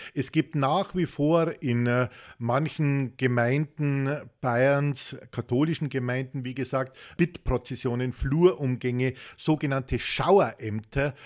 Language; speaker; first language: German; native; German